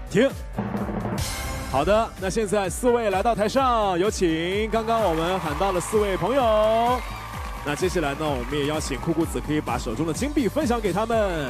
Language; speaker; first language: Chinese; native; Chinese